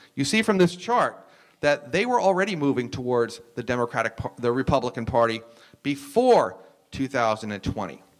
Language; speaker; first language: English; native; English